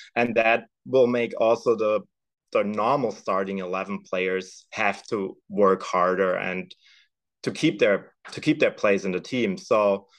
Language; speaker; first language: English; non-native, fluent; German